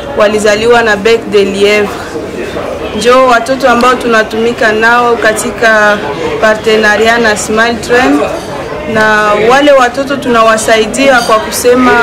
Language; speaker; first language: Swahili; native; Swahili